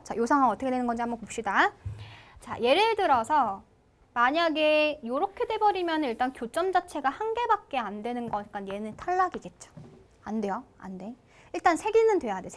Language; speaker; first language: Korean; native; Korean